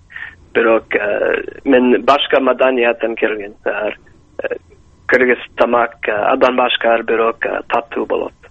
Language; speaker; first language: Kyrgyz; non-native, learner; English